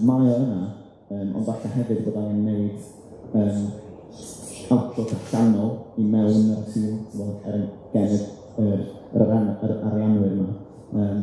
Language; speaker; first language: Welsh; native; Welsh